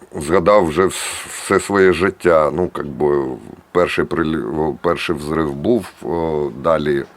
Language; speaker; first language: Ukrainian; native; Ukrainian